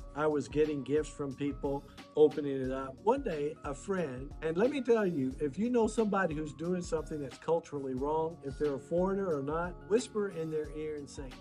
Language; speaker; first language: English; native; English